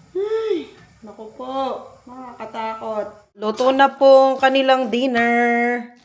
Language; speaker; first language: Filipino; non-native, local second language; Pampanga